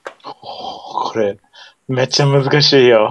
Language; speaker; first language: Japanese; non-native, fluent; English